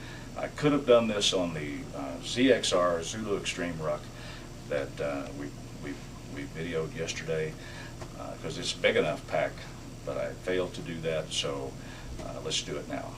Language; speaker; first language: English; native; English